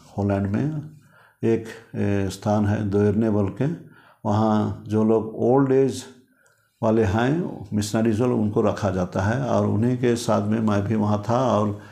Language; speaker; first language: Hindi; non-native, local second language; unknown